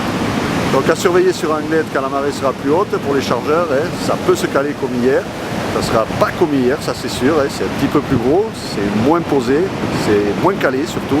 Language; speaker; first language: French; native; French